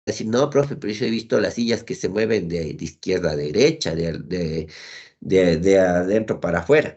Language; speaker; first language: Spanish; native; Spanish